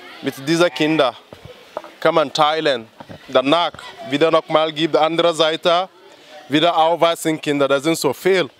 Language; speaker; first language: German; non-native, learner; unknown